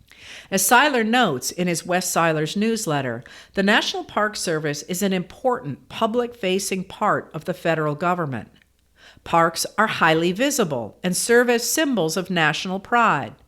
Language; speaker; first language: English; native; English